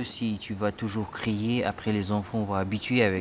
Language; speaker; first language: French; non-native, learner; Russian